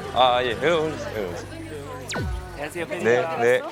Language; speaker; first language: Korean; native; Korean